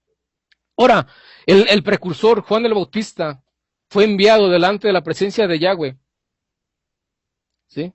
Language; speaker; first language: Spanish; native; Spanish